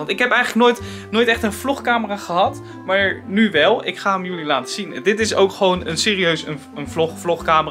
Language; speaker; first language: Dutch; native; Dutch